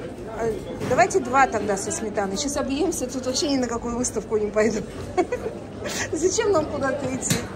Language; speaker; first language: Russian; native; Russian